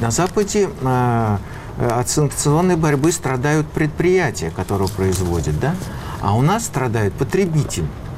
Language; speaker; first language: Russian; native; Russian